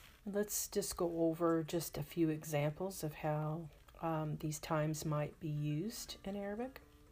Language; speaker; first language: English; native; English